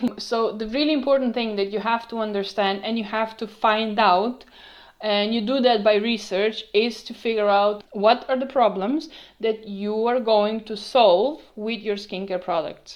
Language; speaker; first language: English; non-native, fluent; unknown